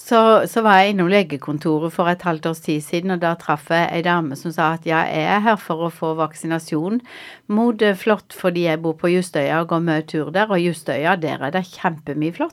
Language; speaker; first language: Norwegian; native; Norwegian